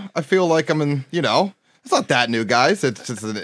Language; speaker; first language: English; native; English